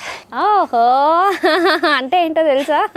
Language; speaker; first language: Telugu; native; Telugu